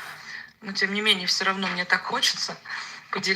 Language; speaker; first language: Russian; native; Russian